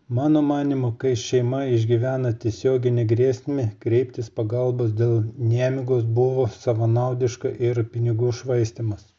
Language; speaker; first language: Lithuanian; non-native, fluent; Russian